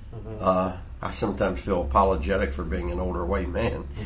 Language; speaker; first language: English; native; English